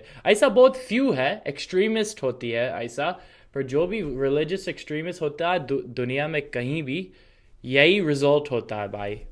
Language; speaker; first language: Hindi; non-native, fluent; English